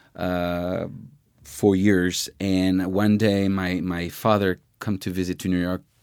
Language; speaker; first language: English; non-native, fluent; French